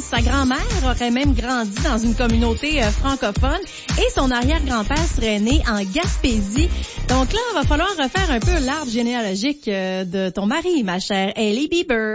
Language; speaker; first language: French; native; French